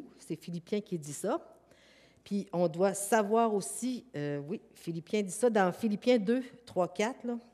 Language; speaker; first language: French; native; French